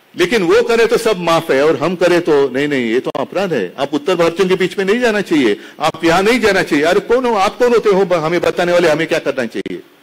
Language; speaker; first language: Hindi; non-native, local second language; Marathi